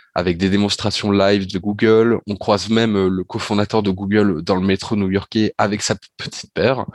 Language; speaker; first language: French; native; French